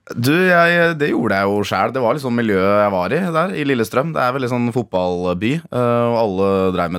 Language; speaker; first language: Norwegian; native; Norwegian